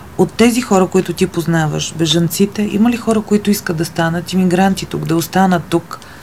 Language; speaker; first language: Bulgarian; native; Bulgarian